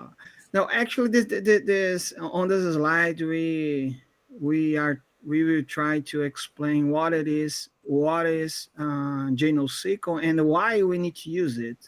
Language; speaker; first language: English; non-native, fluent; Portuguese